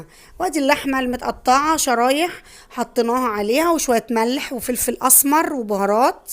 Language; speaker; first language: Arabic; native; Arabic